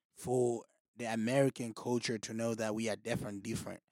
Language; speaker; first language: English; non-native, local second language; Rundi